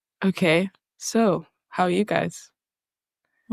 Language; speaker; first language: English; native; English